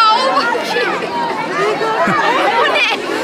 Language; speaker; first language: Korean; non-native, fluent; Turkish